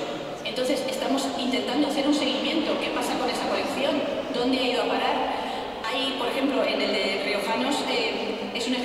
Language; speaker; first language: Spanish; native; Spanish